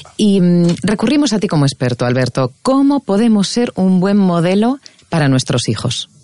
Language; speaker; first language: Spanish; native; Spanish